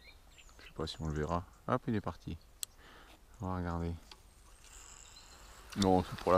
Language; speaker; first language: French; native; French